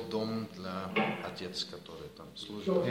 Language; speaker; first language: Russian; non-native, learner; Dutch